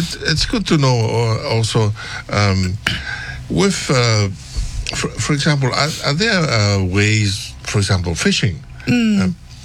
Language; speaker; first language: English; non-native, fluent; Tongan